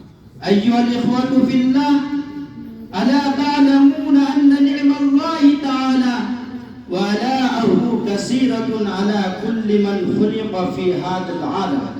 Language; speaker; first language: Arabic; non-native, learner; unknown